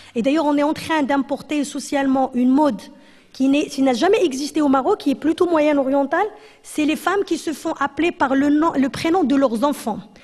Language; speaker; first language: French; non-native, local second language; Arabic